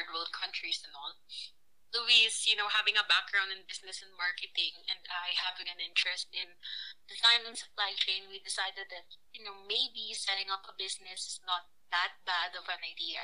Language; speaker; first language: English; non-native, local second language; Filipino